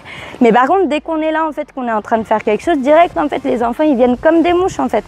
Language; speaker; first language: French; native; French